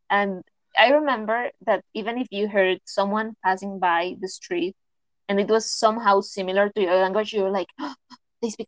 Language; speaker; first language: English; non-native, fluent; Spanish